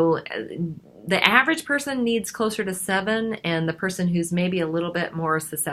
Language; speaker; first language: English; native; English